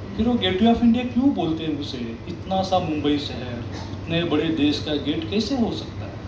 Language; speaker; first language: Hindi; non-native, local second language; Marathi